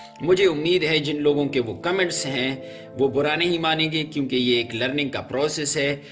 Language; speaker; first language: Urdu; non-native, local second language; Pashto